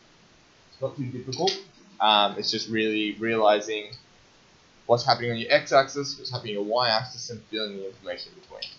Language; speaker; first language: English; native; English